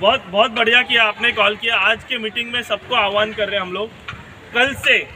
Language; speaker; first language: Hindi; non-native, local second language; Marathi